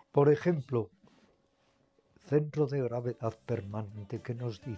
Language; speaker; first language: Spanish; native; Spanish